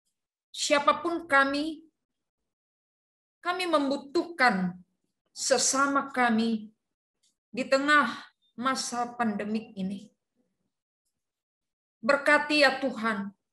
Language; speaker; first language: Indonesian; native; Indonesian